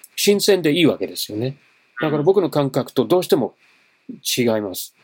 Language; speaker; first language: Japanese; non-native, fluent; English